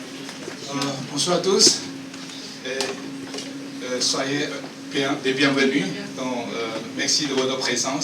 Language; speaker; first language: French; non-native, fluent; Chinese